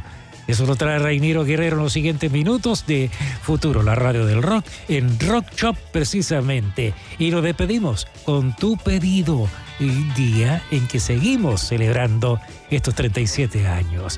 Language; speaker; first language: Spanish; native; Spanish